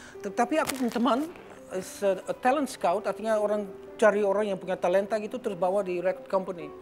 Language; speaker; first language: Indonesian; early bilingual, heritage; Indonesian